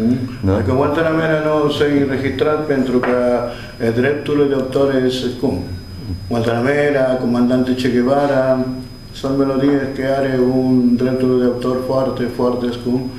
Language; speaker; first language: Romanian; non-native, learner; Spanish